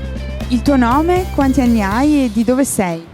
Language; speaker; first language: Italian; native; Italian